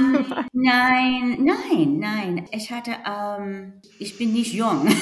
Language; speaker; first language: German; non-native, learner; English